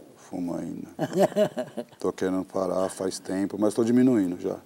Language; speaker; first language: Portuguese; native; Portuguese